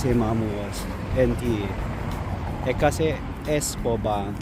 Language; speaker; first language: Finnish; non-native, learner; Filipino